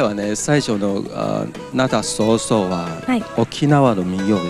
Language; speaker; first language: Japanese; non-native, learner; Min Nan Chinese